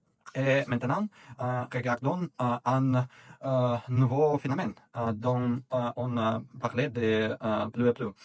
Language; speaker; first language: French; non-native, fluent; Russian